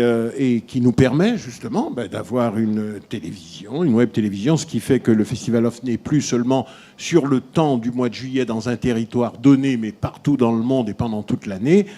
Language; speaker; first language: French; native; French